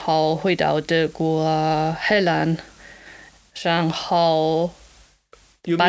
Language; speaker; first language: Chinese; non-native, fluent; German